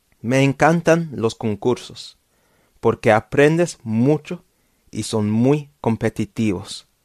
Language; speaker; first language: Spanish; non-native, fluent; English